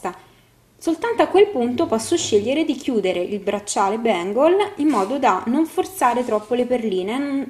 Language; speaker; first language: Italian; native; Italian